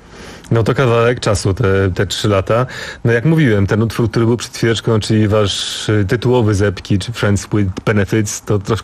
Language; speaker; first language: Polish; native; Polish